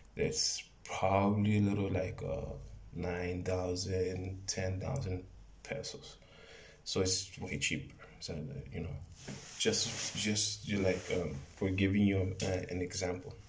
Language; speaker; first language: English; non-native, fluent; Spanish